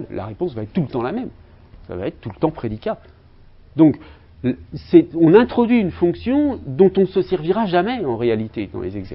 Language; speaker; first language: French; native; French